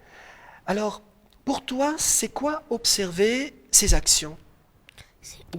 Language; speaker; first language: French; non-native, local second language; Arabic